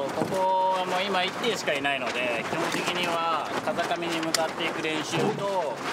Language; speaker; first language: Japanese; native; Japanese